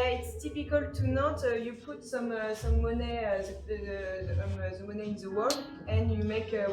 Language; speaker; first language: English; non-native, learner; French